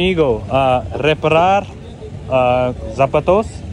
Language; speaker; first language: Spanish; non-native, learner; Hindi